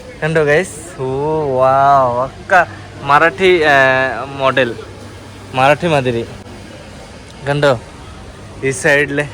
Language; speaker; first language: Malayalam; non-native, learner; Bangla